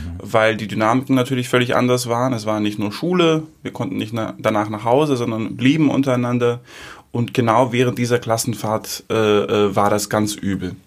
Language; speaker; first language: German; early bilingual, other home language; Greek